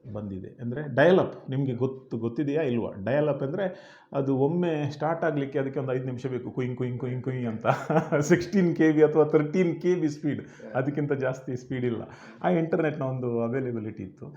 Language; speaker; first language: Kannada; non-native, local second language; Konkani